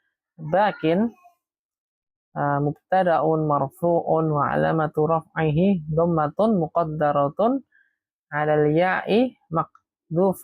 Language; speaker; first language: Arabic; non-native, fluent; Indonesian